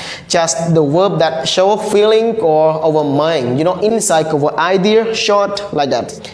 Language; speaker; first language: English; non-native, learner; Khmer